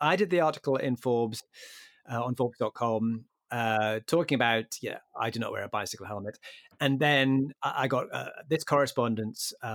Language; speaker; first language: English; native; English